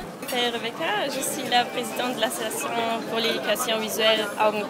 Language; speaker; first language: French; non-native, fluent; German